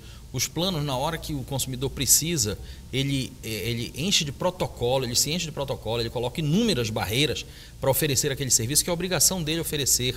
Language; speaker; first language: Portuguese; native; Portuguese